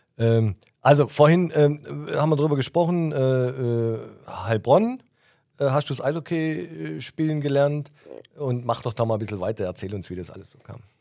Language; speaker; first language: German; native; German